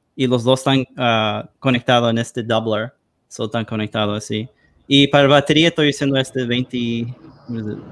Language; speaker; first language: Spanish; early bilingual, heritage; Spanish